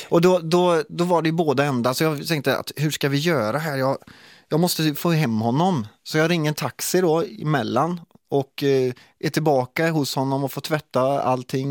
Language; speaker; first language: Swedish; native; Swedish